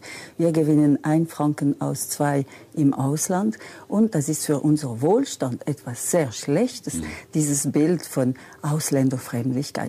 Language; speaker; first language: German; non-native, local second language; French